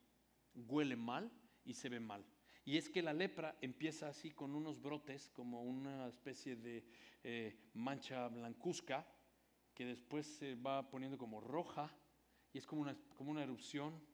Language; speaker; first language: Spanish; native; Spanish